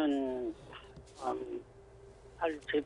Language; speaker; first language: Korean; native; Korean